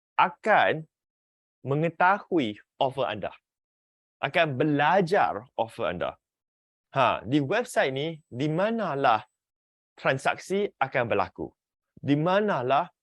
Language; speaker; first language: Malay; non-native, local second language; Chinese